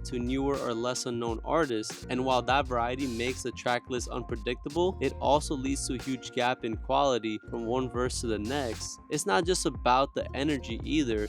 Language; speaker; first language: English; native; English